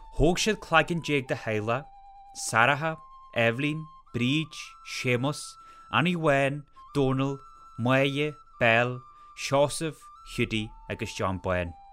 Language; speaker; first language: Irish; native; Irish